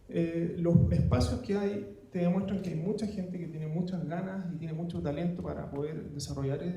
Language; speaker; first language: Spanish; non-native, learner; Danish